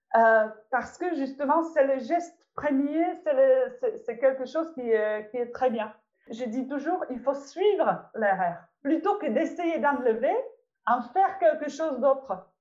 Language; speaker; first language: French; non-native, fluent; Czech